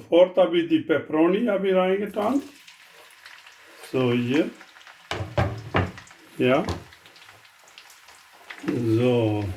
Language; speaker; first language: German; non-native, learner; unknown